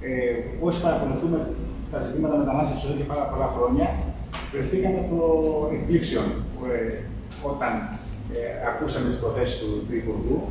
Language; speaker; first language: Greek; native; Greek